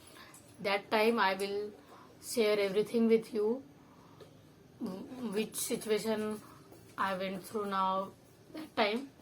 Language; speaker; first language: English; non-native, local second language; Marathi